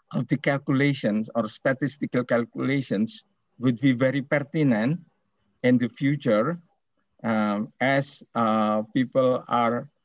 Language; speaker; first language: English; non-native, fluent; Indonesian